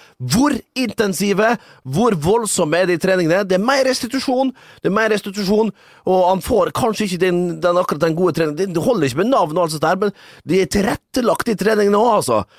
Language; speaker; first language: Norwegian; native; Norwegian